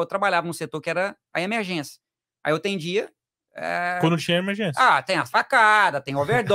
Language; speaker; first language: Portuguese; native; Portuguese